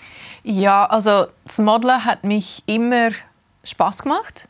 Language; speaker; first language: German; early bilingual, heritage; English